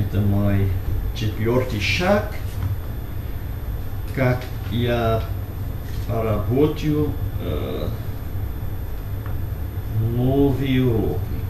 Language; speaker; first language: Russian; non-native, learner; English